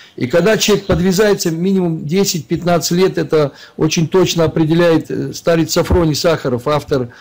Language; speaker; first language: Russian; native; Russian